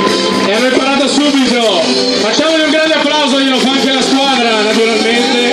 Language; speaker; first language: Italian; native; Italian